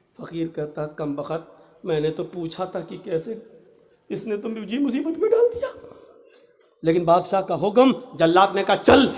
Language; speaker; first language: Urdu; native; Urdu